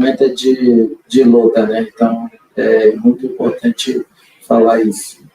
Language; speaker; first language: Portuguese; non-native, local second language; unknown